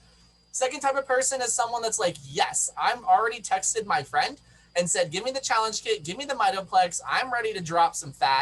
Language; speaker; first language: English; native; English